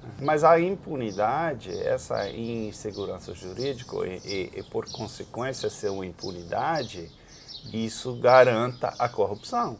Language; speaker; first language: Portuguese; non-native, fluent; Dutch